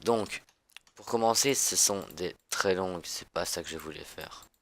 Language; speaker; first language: French; native; French